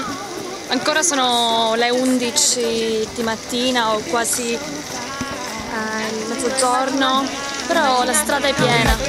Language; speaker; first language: Italian; non-native, fluent; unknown